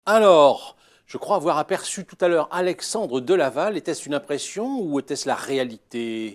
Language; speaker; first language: French; native; French